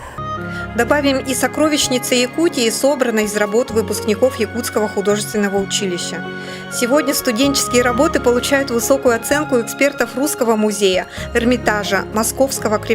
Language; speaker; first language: Russian; native; Russian